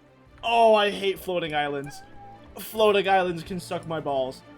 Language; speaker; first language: English; native; English